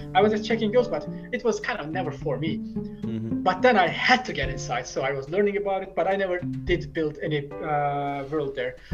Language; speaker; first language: English; non-native, fluent; Turkish